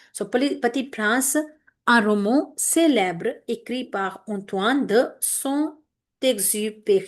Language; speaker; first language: French; non-native, fluent; Hindi